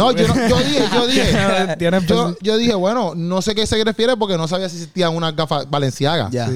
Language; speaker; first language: Spanish; native; Spanish